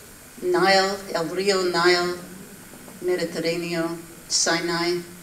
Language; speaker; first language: Spanish; non-native, learner; English